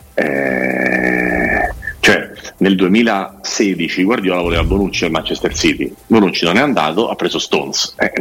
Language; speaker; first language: Italian; native; Italian